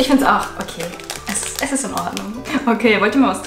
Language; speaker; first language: German; native; German